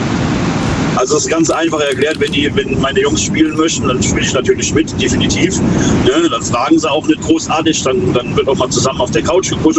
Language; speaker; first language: German; native; German